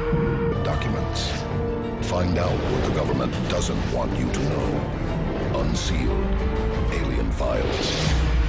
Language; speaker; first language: English; native; English